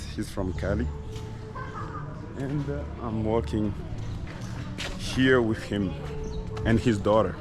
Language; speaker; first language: English; non-native, fluent; French